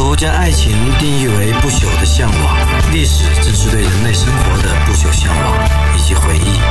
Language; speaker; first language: Chinese; native; Chinese